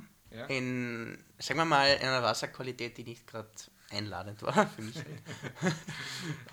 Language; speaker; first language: German; native; German